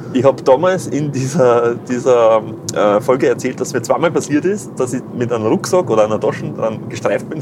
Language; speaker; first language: German; native; German